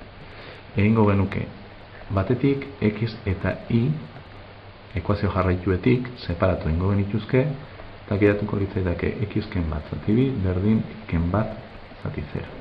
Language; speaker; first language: Basque; native; Basque